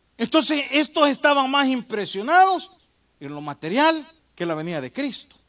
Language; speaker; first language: Spanish; native; Spanish